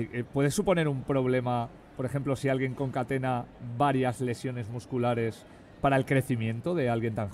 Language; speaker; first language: Spanish; native; Spanish